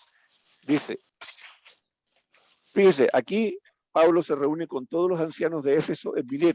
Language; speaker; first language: Spanish; native; Spanish